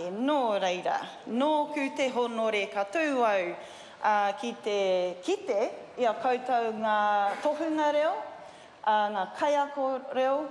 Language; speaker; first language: Māori; non-native, learner; English